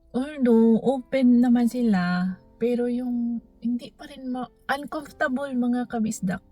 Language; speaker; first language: Filipino; non-native, local second language; Cebuano